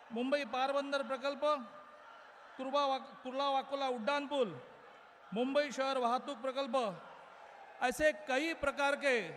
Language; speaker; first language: Hindi; non-native, local second language; Marathi